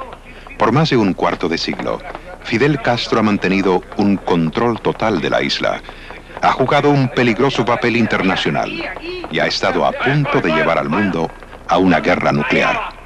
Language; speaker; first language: Spanish; native; Spanish